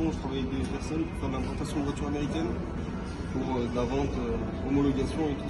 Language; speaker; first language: French; native; French